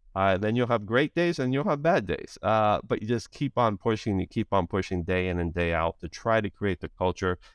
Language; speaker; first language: English; native; English